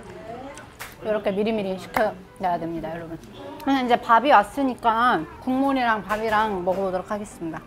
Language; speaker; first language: Korean; non-native, fluent; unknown